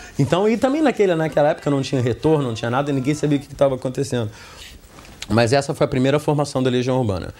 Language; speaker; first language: Portuguese; early bilingual, other home language; English